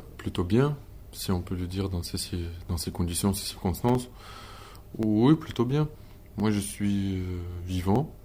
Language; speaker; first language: French; non-native, fluent; Ukrainian